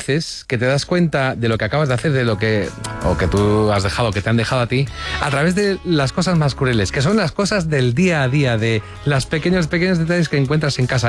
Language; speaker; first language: Spanish; native; Spanish